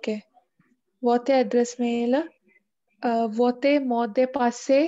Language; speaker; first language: French; non-native, learner; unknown